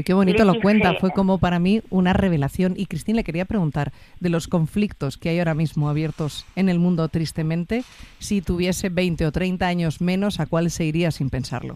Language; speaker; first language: Spanish; native; Spanish